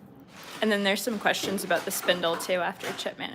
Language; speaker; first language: English; native; English